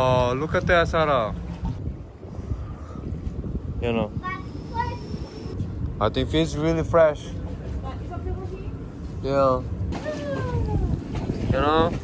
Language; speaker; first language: English; non-native, learner; Korean